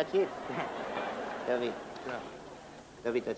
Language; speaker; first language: Hebrew; native; Hebrew